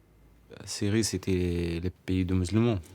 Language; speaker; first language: French; non-native, learner; Arabic